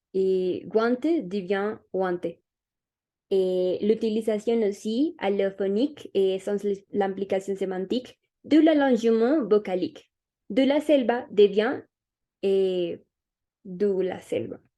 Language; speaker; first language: French; non-native, learner; Spanish